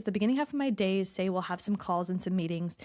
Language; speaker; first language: English; native; English